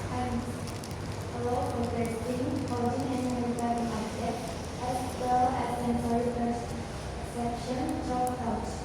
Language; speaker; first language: English; non-native, learner; Indonesian